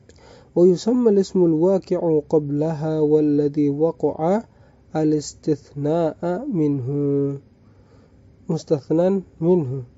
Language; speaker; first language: Arabic; non-native, fluent; Indonesian